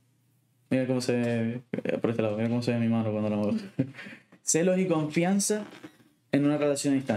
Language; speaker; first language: Spanish; native; Spanish